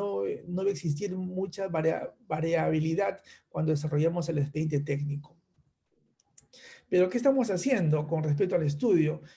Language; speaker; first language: Spanish; native; Spanish